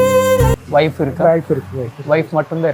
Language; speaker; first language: Tamil; non-native, local second language; Telugu